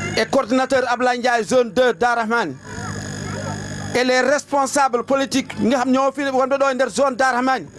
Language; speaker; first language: Wolof; non-native, local second language; Fula